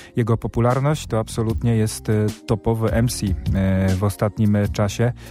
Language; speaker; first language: Polish; native; Polish